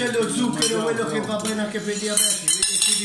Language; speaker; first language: Italian; native; Italian